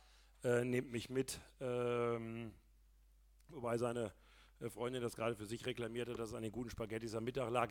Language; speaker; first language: German; native; German